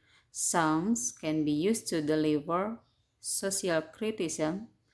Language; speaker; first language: English; non-native, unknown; Indonesian